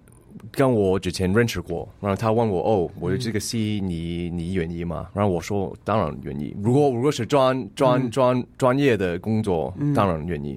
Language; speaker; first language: Chinese; early bilingual, heritage; English